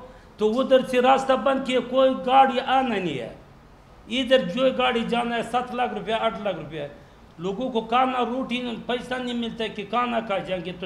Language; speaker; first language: Urdu; non-native, learner; Pashto